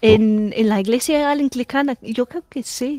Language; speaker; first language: Spanish; non-native, fluent; English